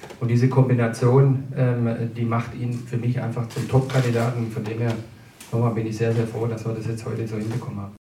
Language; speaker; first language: German; native; German